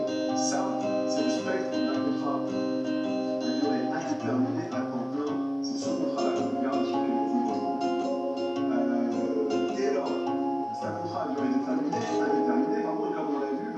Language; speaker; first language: French; native; French